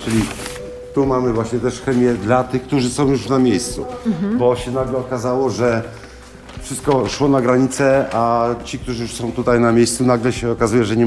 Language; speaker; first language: Polish; native; Polish